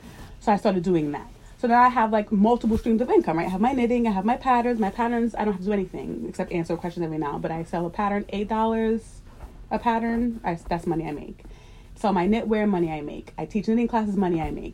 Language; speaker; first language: English; native; English